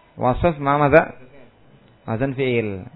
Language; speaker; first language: Arabic; non-native, fluent; Indonesian